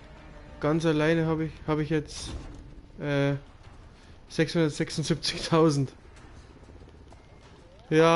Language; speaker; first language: German; native; German